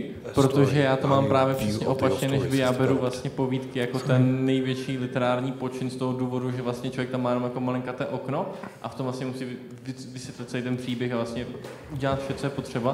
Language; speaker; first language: Czech; native; Czech